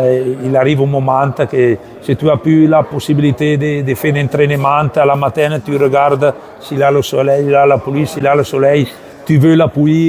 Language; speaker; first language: French; non-native, learner; Italian